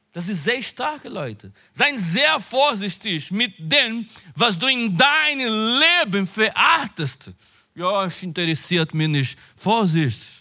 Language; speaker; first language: German; non-native, learner; Portuguese